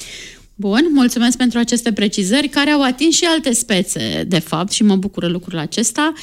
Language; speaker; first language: Romanian; native; Romanian